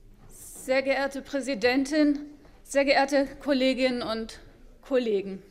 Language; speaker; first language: German; native; German